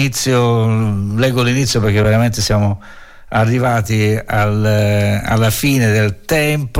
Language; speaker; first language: Italian; native; Italian